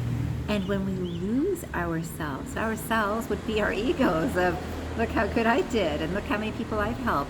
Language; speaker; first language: English; native; English